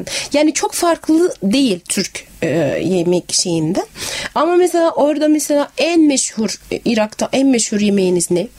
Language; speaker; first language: Turkish; non-native, fluent; Arabic